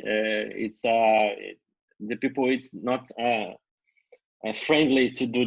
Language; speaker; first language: English; non-native, learner; Portuguese